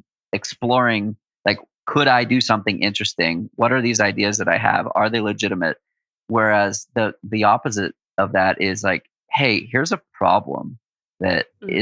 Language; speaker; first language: English; native; English